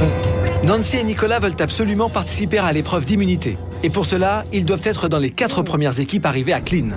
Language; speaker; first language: French; native; French